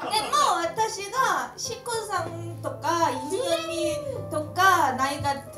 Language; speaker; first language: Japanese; non-native, learner; Korean